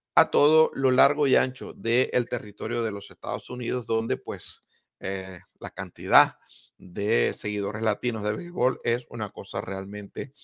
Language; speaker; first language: Spanish; native; Spanish